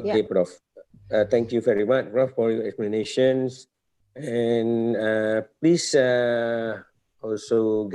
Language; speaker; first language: English; non-native, fluent; Indonesian